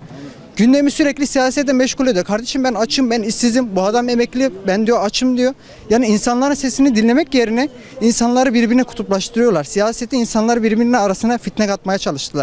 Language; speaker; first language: Turkish; native; Turkish